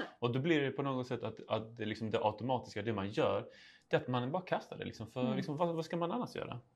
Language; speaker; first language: Swedish; early bilingual, other home language; Spanish